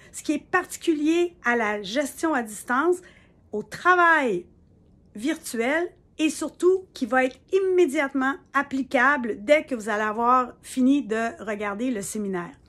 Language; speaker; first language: French; native; French